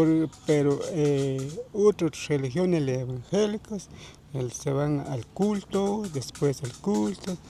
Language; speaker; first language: Spanish; non-native, local second language; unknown